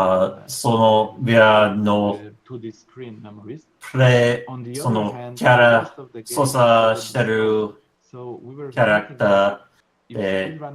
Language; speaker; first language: Japanese; non-native, learner; English